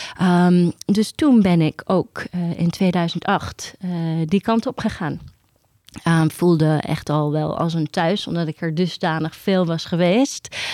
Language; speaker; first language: Dutch; early bilingual, heritage; Dutch